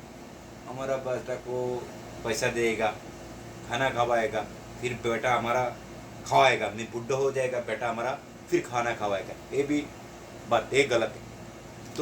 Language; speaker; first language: Hindi; non-native, learner; Bangla